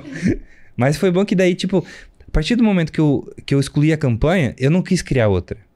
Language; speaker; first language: Portuguese; native; Portuguese